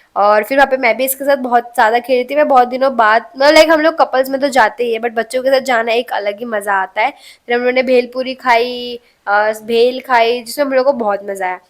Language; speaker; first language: Hindi; non-native, local second language; Marathi